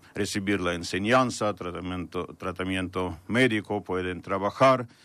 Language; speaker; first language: Spanish; non-native, fluent; Ukrainian